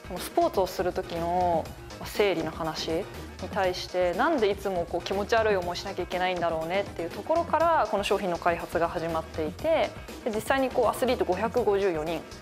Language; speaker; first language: Japanese; native; Japanese